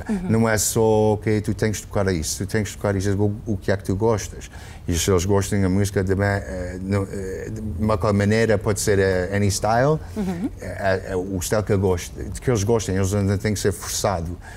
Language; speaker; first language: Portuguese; early bilingual, heritage; English